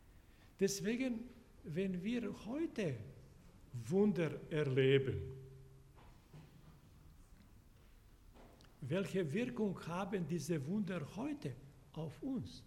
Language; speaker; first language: German; non-native, fluent; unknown